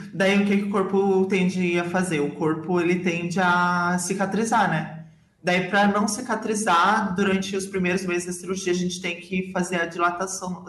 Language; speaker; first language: Portuguese; native; Portuguese